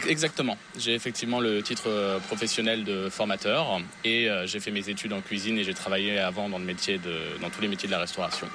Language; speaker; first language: French; native; French